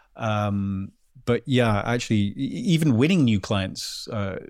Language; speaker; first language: English; native; English